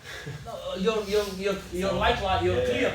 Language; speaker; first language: English; non-native, learner; Portuguese